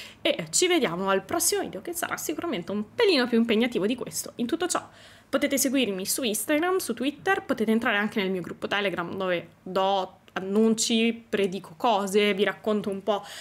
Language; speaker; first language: Italian; native; Italian